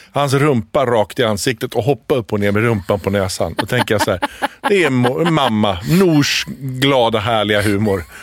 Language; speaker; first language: Swedish; early bilingual, other home language; Arabic